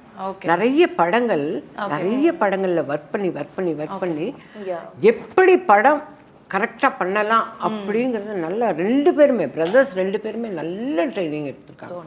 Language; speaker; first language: Tamil; native; Tamil